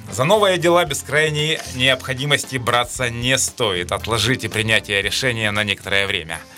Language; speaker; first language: Russian; native; Russian